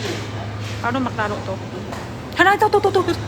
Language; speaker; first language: Filipino; non-native, learner; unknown